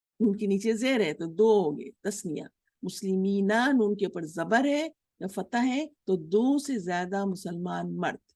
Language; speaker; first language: Urdu; native; Urdu